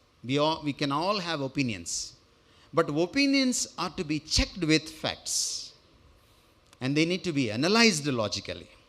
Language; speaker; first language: English; non-native, local second language; Telugu